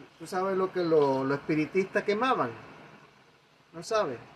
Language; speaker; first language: Spanish; early bilingual, heritage; Spanish